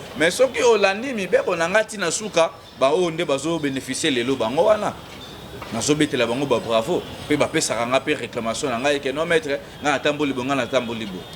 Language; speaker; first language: Lingala; non-native, local second language; Kongo